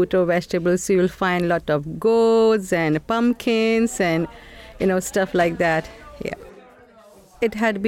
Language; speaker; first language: English; non-native, local second language; Hindi